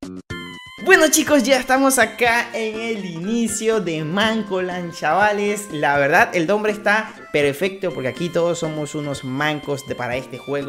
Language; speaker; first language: Spanish; native; Spanish